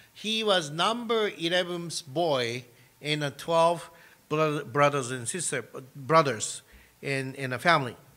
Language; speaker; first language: English; non-native, fluent; Japanese